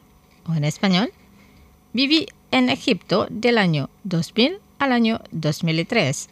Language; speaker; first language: Spanish; non-native, fluent; Indonesian